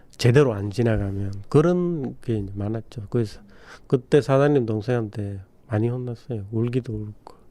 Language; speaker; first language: Korean; non-native, fluent; Bangla